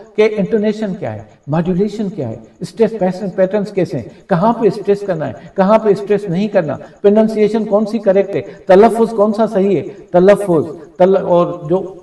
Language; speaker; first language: Urdu; non-native, local second language; Sindhi